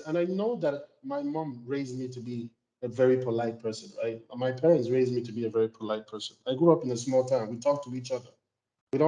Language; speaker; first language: English; non-native, local second language; Igbo